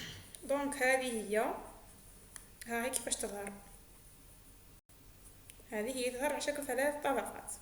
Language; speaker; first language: Arabic; native; Arabic